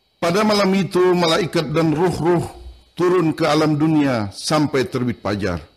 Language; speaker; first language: Indonesian; non-native, local second language; Banjar